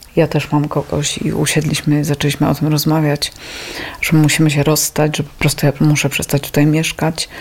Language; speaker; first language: Polish; native; Polish